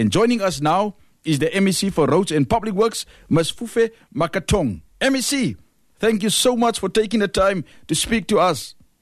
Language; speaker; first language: English; non-native, local second language; Afrikaans